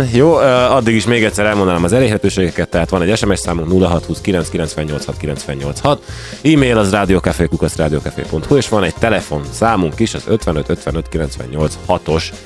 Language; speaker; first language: Hungarian; native; Hungarian